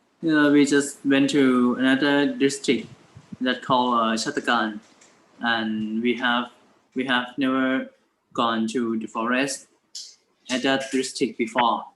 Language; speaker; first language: English; non-native, learner; Thai